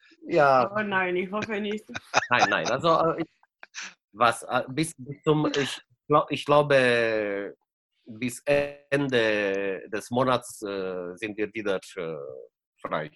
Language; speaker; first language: German; non-native, learner; Romanian